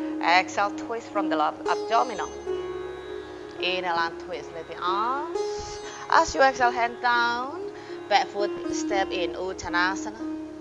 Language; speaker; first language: English; non-native, fluent; Indonesian